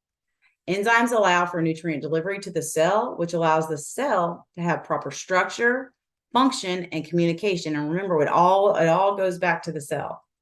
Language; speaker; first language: English; native; English